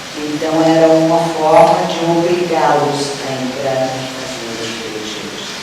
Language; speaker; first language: Portuguese; early bilingual, other home language; Russian